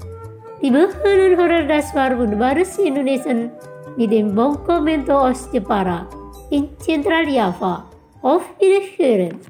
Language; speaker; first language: German; non-native, fluent; Indonesian